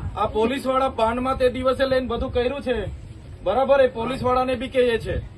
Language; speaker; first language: Gujarati; non-native, local second language; Vasavi